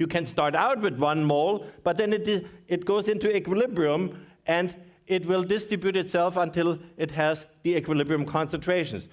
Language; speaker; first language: English; non-native, fluent; German